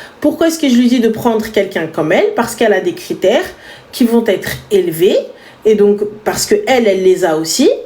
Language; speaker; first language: French; native; French